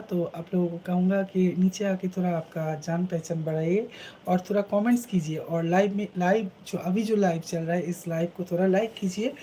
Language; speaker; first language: Hindi; non-native, local second language; Bangla